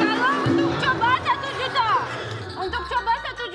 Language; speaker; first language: Indonesian; non-native, learner; Russian